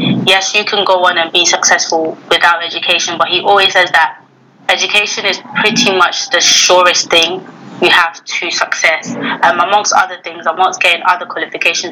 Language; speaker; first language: English; native; English